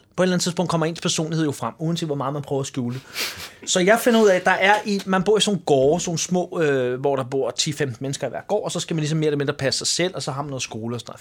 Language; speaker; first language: Danish; early bilingual, other home language; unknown